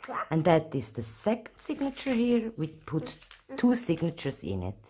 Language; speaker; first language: English; non-native, learner; Swiss German